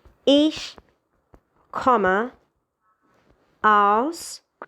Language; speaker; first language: German; non-native, fluent; Persian